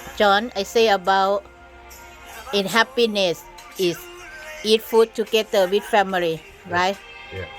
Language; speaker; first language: English; non-native, learner; Thai